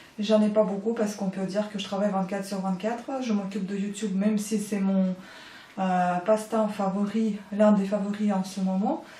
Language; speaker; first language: French; non-native, fluent; Ukrainian